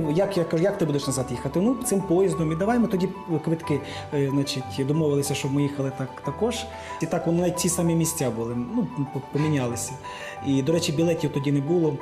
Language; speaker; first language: Ukrainian; native; Ukrainian